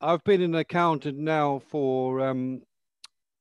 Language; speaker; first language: English; native; English